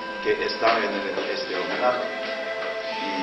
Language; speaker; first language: Spanish; non-native, learner; Japanese